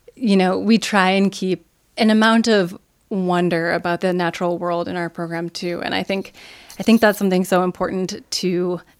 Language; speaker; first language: English; native; English